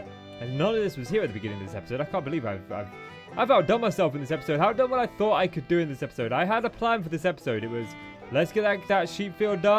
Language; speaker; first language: English; native; English